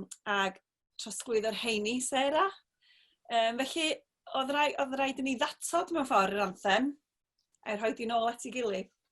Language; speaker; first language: Welsh; native; Welsh